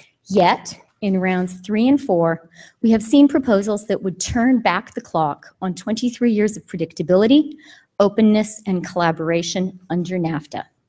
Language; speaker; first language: English; native; English